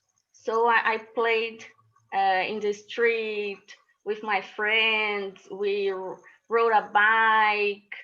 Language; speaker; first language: English; non-native, learner; Portuguese